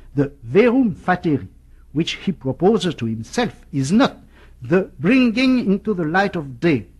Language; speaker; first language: English; non-native, fluent; French